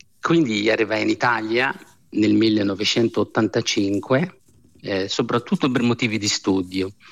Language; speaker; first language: Italian; non-native, fluent; Arabic